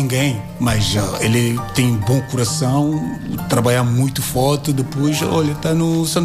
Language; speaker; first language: Portuguese; non-native, learner; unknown